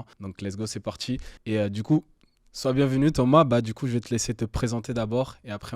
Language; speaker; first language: French; native; French